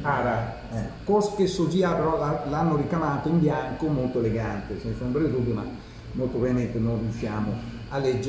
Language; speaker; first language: Italian; native; Italian